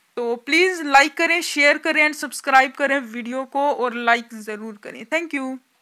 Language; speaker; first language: Hindi; native; Hindi